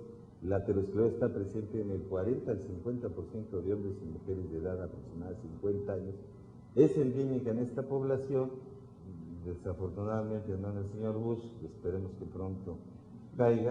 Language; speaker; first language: Spanish; native; Spanish